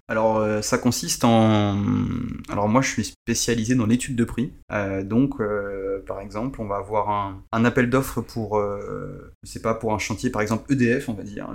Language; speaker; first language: French; early bilingual, other home language; Portuguese